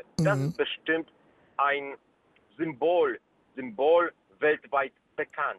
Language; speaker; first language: German; non-native, fluent; Polish